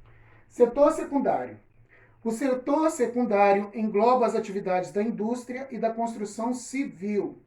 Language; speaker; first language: Portuguese; native; Portuguese